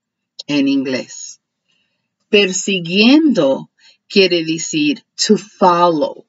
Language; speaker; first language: Spanish; early bilingual, heritage; Spanish